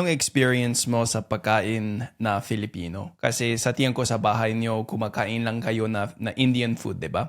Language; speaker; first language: Filipino; non-native, fluent; English